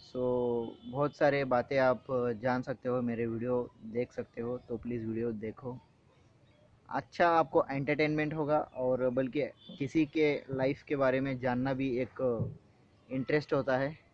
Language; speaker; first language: Hindi; non-native, local second language; Marathi